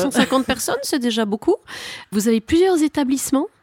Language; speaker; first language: French; native; French